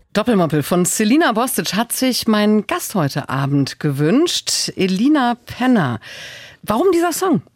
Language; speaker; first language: German; native; German